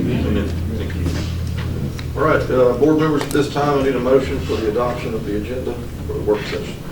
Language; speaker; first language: English; native; English